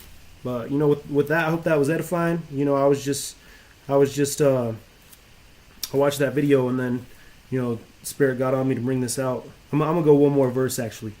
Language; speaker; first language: English; native; English